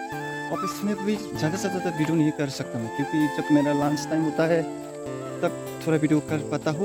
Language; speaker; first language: Hindi; non-native, local second language; Kok Borok